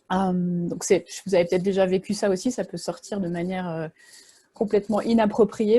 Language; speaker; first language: French; native; French